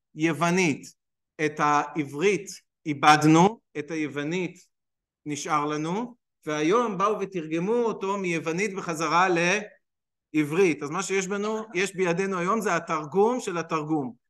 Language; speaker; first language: Hebrew; native; Hebrew